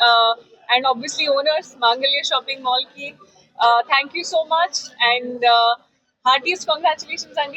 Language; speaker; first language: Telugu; non-native, fluent; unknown